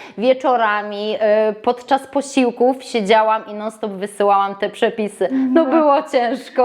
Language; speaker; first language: Polish; native; Polish